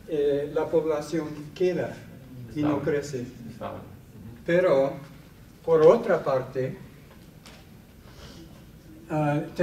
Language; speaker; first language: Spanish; non-native, fluent; English